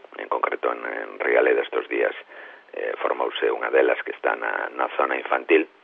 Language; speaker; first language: Galician; native; Galician